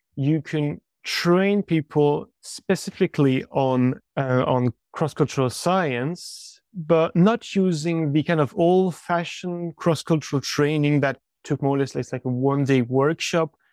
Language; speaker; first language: English; non-native, fluent; French